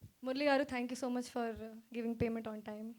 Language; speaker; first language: Telugu; non-native, local second language; Hindi